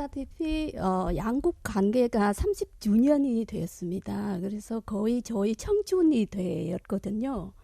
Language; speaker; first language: Korean; non-native, fluent; Vietnamese